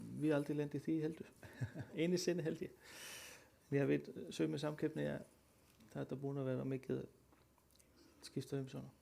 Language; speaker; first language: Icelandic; non-native, learner; Danish